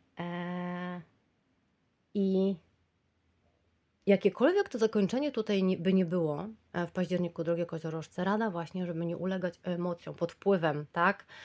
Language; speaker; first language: Polish; native; Polish